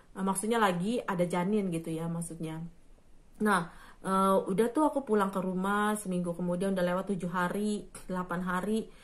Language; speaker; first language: Indonesian; native; Indonesian